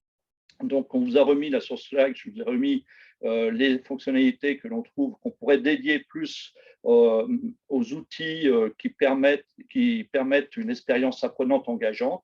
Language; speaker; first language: French; native; French